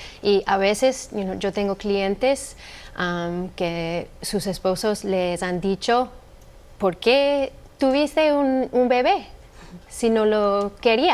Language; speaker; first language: Spanish; non-native, fluent; English